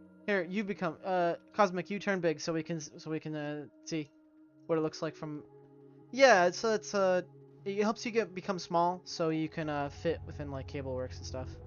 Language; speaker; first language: English; native; English